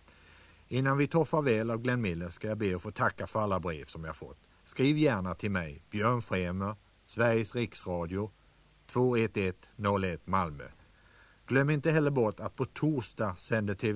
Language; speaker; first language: Swedish; native; Swedish